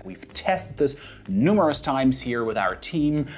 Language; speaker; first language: English; non-native, fluent; German